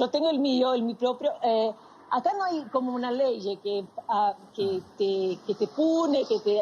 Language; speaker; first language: Spanish; non-native, fluent; Portuguese